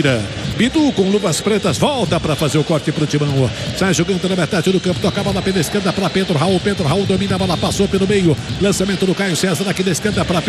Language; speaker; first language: Portuguese; native; Portuguese